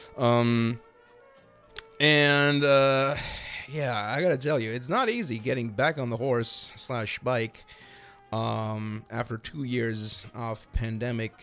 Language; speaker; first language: English; non-native, fluent; German